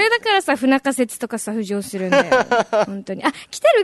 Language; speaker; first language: Japanese; native; Japanese